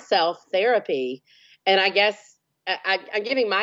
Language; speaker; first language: English; native; English